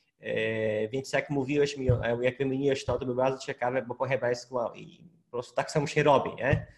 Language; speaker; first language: Polish; non-native, fluent; Portuguese